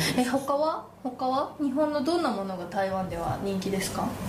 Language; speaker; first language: Japanese; native; Japanese